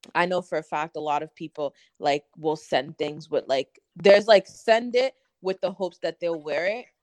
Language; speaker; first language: English; native; English